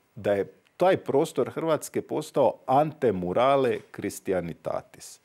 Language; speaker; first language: Croatian; native; Croatian